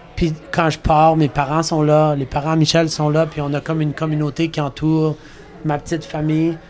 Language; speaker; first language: French; native; French